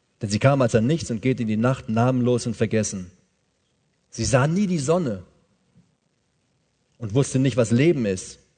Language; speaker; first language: German; native; German